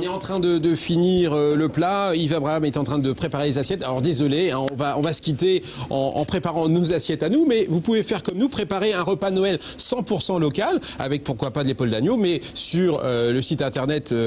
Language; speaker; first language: French; native; French